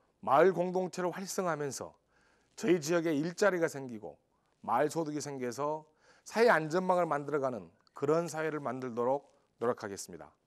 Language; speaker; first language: Korean; native; Korean